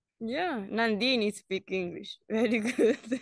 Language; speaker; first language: English; non-native, learner; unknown